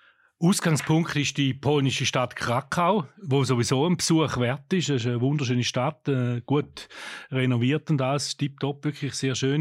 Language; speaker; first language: German; native; German